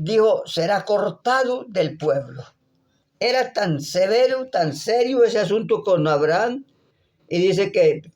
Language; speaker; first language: Spanish; native; Spanish